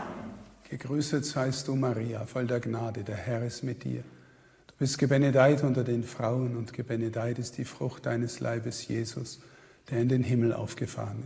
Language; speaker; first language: German; native; German